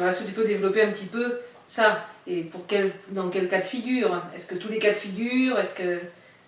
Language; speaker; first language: French; native; French